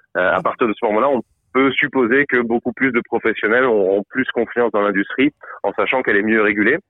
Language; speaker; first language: French; native; French